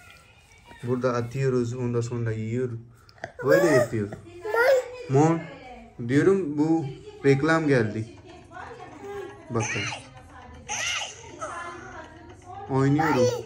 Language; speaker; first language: Turkish; non-native, learner; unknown